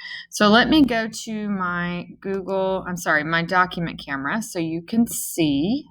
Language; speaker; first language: English; native; English